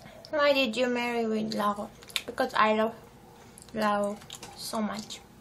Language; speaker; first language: English; non-native, learner; Turkish